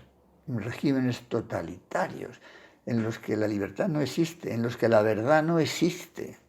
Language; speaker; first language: Spanish; native; Spanish